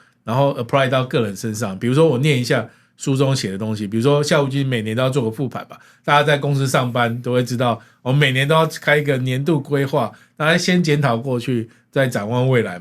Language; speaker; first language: Chinese; native; Chinese